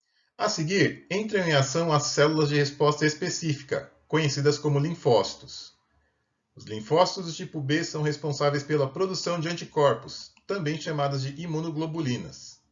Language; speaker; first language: Portuguese; native; Portuguese